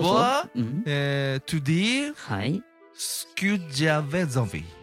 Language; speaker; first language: French; non-native, learner; Japanese